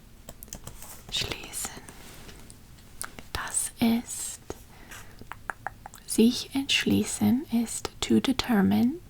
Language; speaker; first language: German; non-native, learner; English